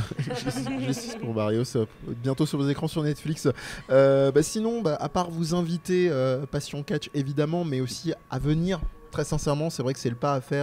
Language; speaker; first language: French; native; French